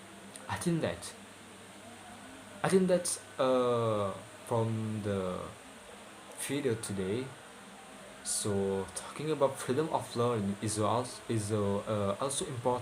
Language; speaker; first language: English; non-native, learner; Indonesian